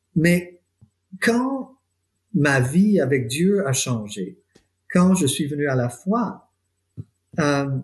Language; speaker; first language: French; non-native, fluent; English